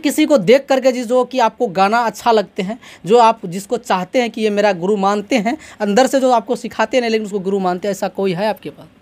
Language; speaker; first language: Hindi; native; Hindi